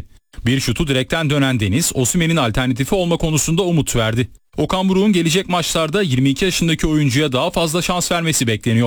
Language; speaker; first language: Turkish; native; Turkish